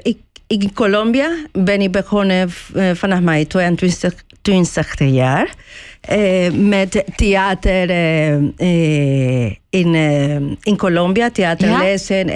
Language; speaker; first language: Dutch; non-native, learner; Spanish